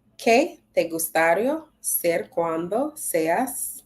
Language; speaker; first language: Spanish; non-native, learner; English